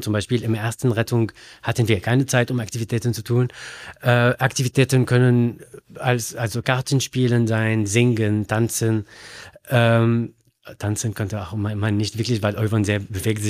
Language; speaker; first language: German; non-native, learner; Arabic